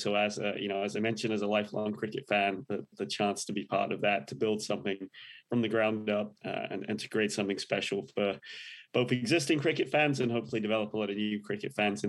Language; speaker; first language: English; native; English